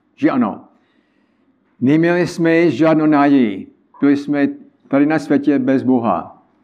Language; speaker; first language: Czech; non-native, learner; English